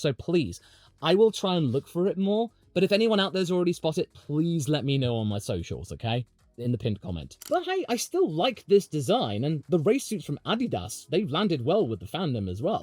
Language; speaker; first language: English; native; English